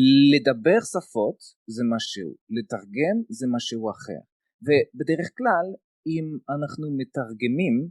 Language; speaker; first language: Hebrew; non-native, fluent; French